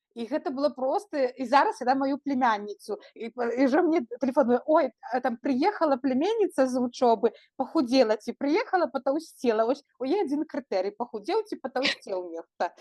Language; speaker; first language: Belarusian; non-native, local second language; Russian